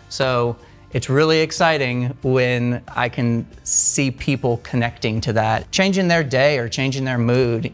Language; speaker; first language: English; native; English